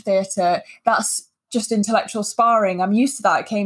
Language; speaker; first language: English; native; English